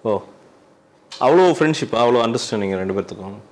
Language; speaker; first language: Tamil; native; Tamil